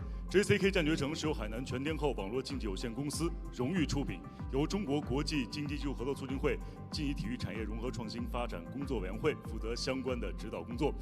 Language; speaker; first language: Chinese; native; Chinese